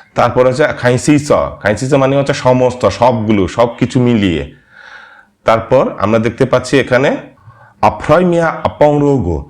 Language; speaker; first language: Bangla; non-native, local second language; Marma